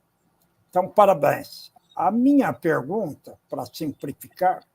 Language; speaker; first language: Portuguese; non-native, fluent; English